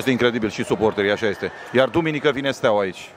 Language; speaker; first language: Romanian; native; Romanian